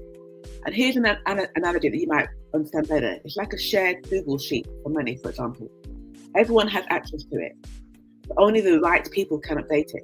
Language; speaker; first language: English; native; English